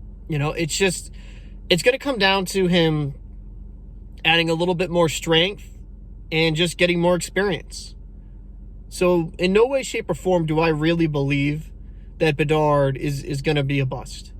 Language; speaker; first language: English; native; English